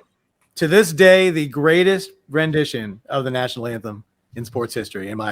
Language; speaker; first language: English; native; English